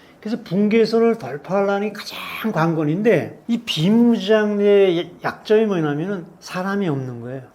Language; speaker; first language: Korean; native; Korean